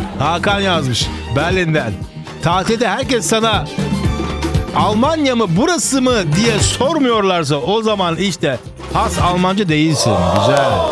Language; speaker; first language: Turkish; early bilingual, heritage; Turkish